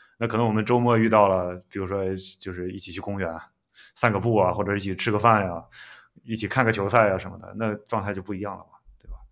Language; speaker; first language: Chinese; native; Chinese